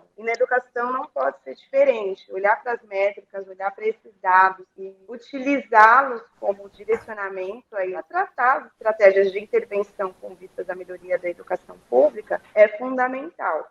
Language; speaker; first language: Portuguese; native; Portuguese